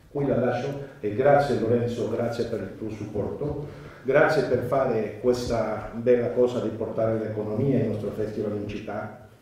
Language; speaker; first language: Italian; non-native, fluent; Spanish